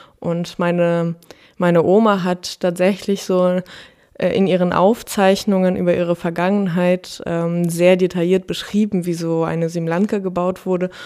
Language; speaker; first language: German; early bilingual, other home language; Russian